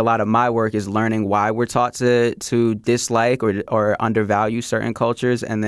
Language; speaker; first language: English; native; English